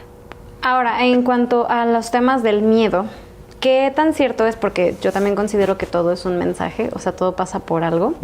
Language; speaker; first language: Spanish; native; Spanish